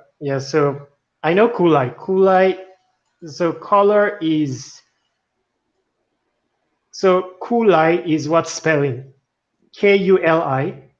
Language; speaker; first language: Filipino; non-native, learner; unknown